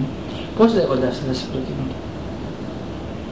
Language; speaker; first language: Greek; native; Greek